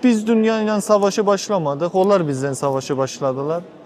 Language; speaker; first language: Turkish; non-native, learner; Azerbaijani